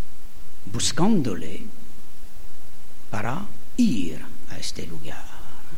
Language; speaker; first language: Spanish; non-native, learner; French